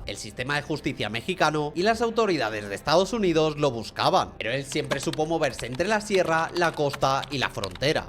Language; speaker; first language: Spanish; native; Spanish